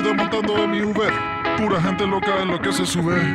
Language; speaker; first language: Spanish; early bilingual, heritage; Spanish